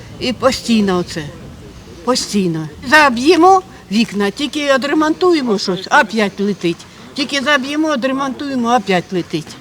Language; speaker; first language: Ukrainian; native; Ukrainian